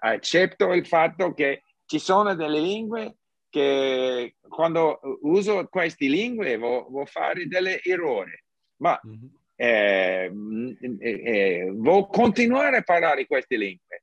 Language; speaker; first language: Italian; non-native, learner; English